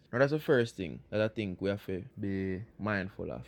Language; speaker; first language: English; non-native, local second language; Jamaican Creole English